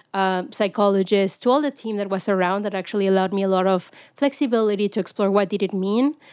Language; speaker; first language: English; non-native, fluent; Spanish